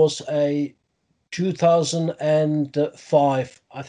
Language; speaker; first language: English; non-native, fluent; Czech